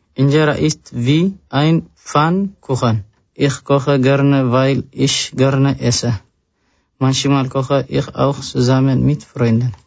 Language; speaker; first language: German; non-native, learner; Tigrinya